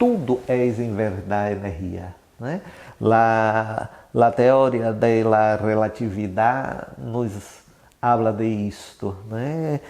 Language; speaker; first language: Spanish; non-native, learner; Portuguese